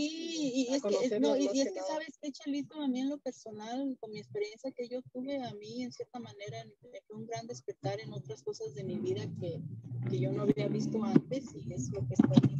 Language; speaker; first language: Spanish; native; Spanish